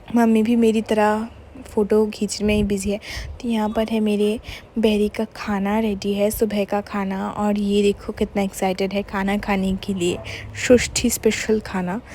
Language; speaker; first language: Hindi; non-native, local second language; Bangla